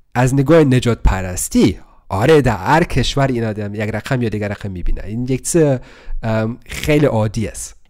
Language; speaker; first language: Persian; early bilingual, heritage; Persian